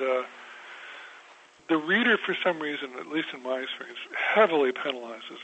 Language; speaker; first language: English; native; English